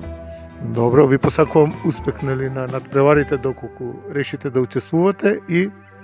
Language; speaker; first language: Macedonian; native; Macedonian